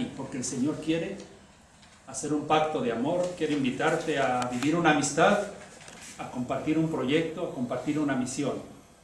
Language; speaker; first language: Spanish; native; Spanish